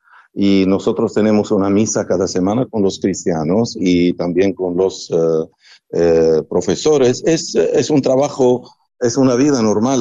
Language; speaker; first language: Spanish; non-native, fluent; Arabic